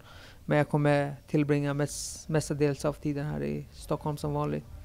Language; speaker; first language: Swedish; early bilingual, other home language; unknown